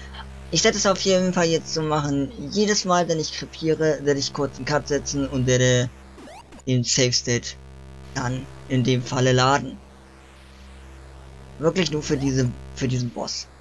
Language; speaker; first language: German; native; German